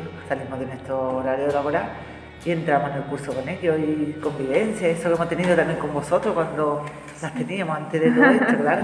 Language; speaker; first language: Spanish; native; Spanish